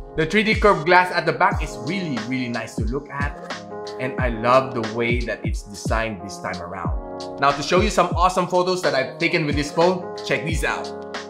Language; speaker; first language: English; non-native, local second language; Filipino